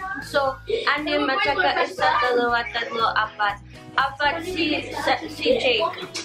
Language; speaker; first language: Filipino; early bilingual, heritage; English